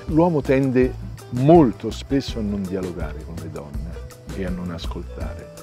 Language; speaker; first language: Italian; native; Italian